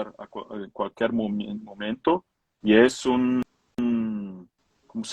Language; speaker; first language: Spanish; non-native, fluent; Portuguese